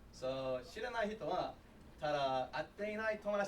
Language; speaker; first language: Japanese; non-native, learner; English